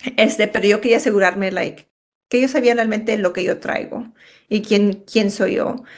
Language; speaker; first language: Spanish; early bilingual, heritage; Spanish